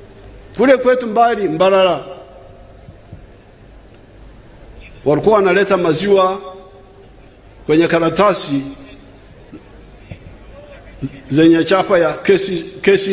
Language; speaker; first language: Swahili; non-native, local second language; Nyankole